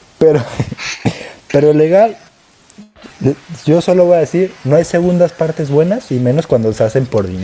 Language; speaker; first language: Spanish; native; Spanish